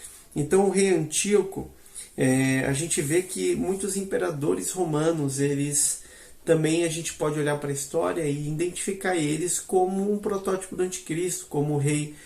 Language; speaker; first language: Portuguese; native; Portuguese